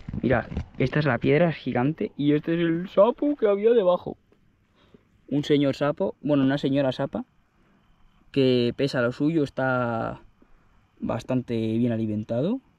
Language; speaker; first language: Spanish; native; Spanish